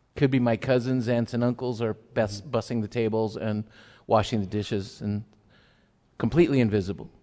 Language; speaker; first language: English; early bilingual, other home language; Spanish